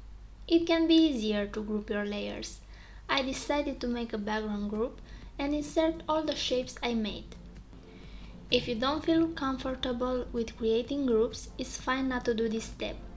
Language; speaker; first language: English; non-native, fluent; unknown